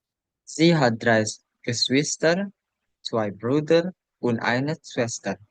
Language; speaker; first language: German; non-native, learner; Indonesian